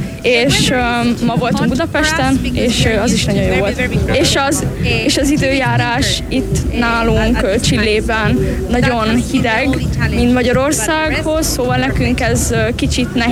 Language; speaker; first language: Hungarian; non-native, fluent; Spanish